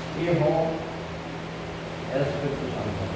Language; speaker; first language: Spanish; non-native, learner; Korean